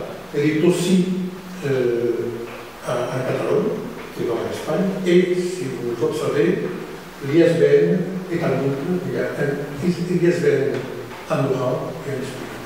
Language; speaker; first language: French; non-native, fluent; Spanish